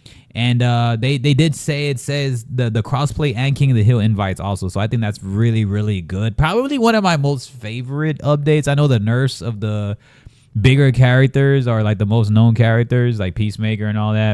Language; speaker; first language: English; native; English